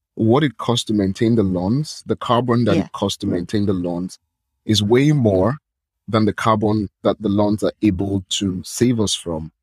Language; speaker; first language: English; non-native, local second language; Yoruba